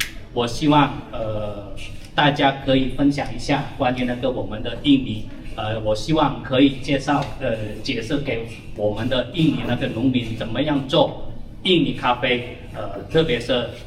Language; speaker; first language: Chinese; non-native, learner; Indonesian